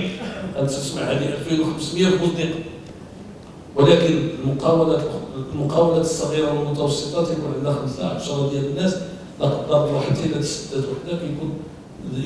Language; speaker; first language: Arabic; native; Arabic